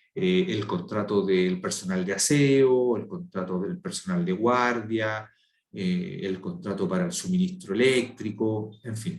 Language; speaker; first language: Spanish; native; Spanish